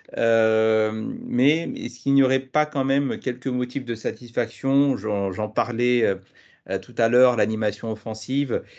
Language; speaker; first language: French; native; French